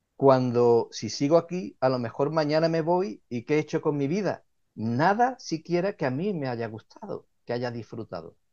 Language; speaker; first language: Spanish; native; Spanish